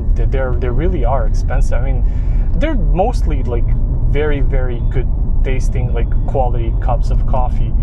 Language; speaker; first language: English; non-native, fluent; Serbian